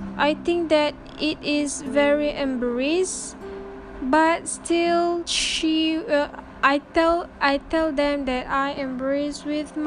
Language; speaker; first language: English; non-native, learner; Malay